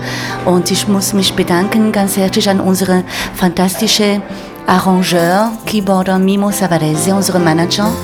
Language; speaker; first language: German; non-native, fluent; French